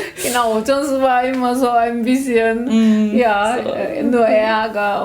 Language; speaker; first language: German; non-native, learner; Korean